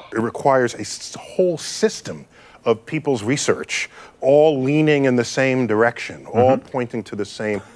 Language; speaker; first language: English; native; English